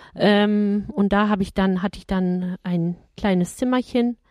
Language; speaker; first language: German; native; German